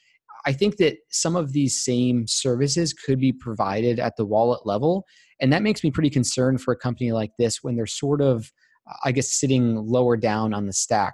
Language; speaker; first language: English; native; English